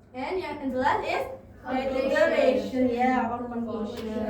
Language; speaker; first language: English; non-native, learner; Indonesian